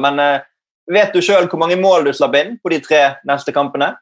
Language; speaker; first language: Norwegian; native; Norwegian